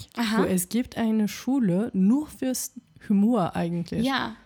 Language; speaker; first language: German; non-native, fluent; French